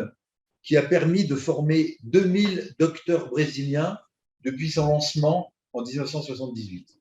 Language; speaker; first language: French; native; French